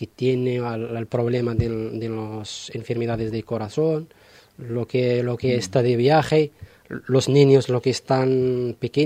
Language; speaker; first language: Spanish; non-native, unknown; Arabic